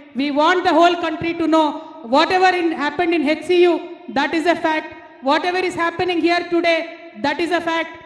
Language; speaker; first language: English; non-native, local second language; Telugu